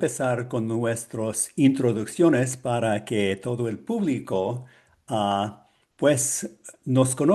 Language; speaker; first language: Spanish; non-native, learner; English